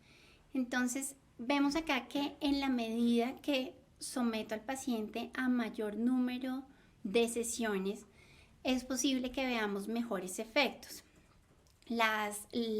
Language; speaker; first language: Spanish; native; Spanish